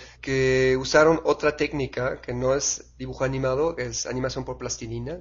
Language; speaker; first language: Spanish; non-native, fluent; German